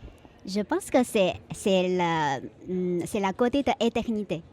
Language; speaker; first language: French; non-native, fluent; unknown